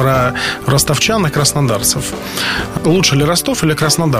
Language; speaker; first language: Russian; native; Russian